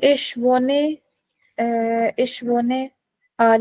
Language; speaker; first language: German; non-native, learner; Urdu